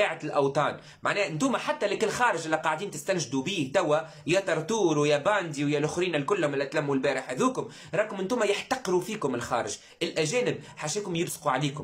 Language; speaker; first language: Arabic; native; Arabic